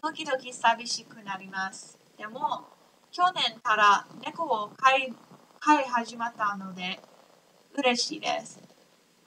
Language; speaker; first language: Japanese; non-native, learner; English